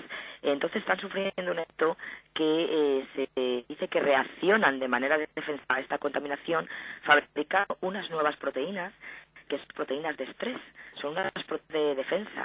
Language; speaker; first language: Spanish; native; Spanish